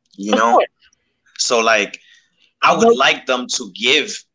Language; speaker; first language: English; native; English